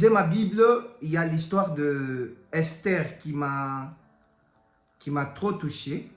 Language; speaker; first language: French; non-native, local second language; Lingala